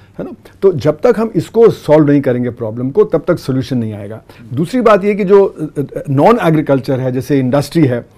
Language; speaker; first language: Hindi; native; Hindi